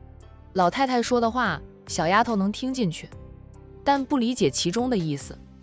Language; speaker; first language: Chinese; native; Chinese